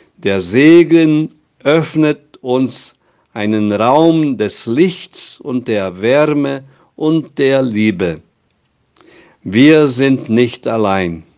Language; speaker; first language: German; non-native, fluent; Portuguese